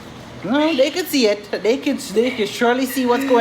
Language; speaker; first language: English; native; English